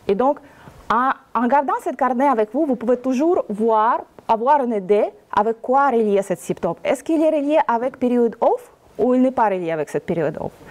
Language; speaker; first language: French; non-native, fluent; Russian